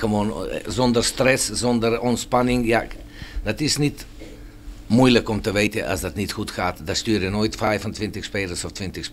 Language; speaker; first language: Dutch; non-native, fluent; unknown